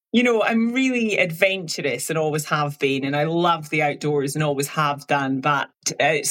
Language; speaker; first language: English; native; English